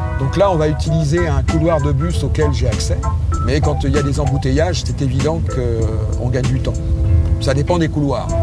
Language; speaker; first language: French; native; French